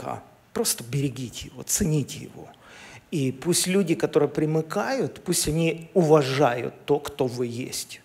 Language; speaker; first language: Russian; native; Russian